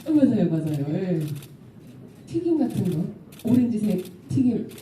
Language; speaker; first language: Korean; non-native, fluent; Filipino